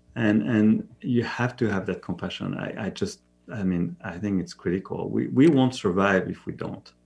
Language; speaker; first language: English; non-native, fluent; French